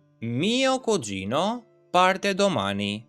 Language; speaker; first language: Italian; non-native, learner; Albanian